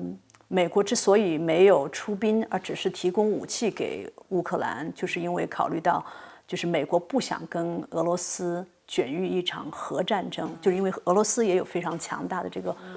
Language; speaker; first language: Chinese; native; Chinese